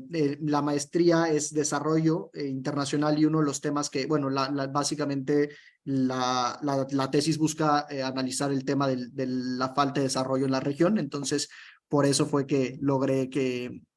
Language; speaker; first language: Spanish; native; Spanish